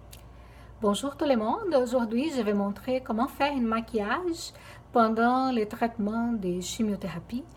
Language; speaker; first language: French; non-native, fluent; Portuguese